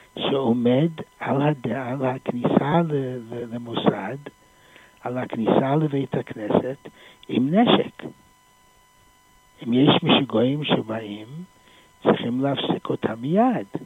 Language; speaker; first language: Hebrew; non-native, fluent; English